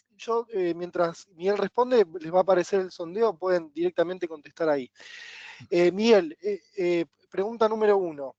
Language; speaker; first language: Spanish; native; Spanish